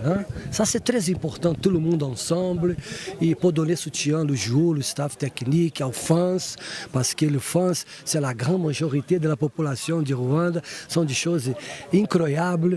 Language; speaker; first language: French; non-native, fluent; Portuguese